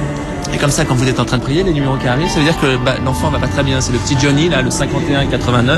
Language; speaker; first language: French; native; French